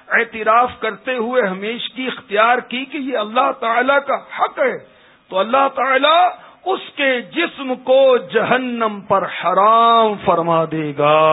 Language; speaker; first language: Urdu; native; Urdu